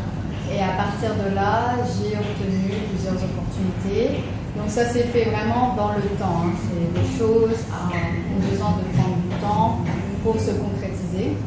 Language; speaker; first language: French; early bilingual, other home language; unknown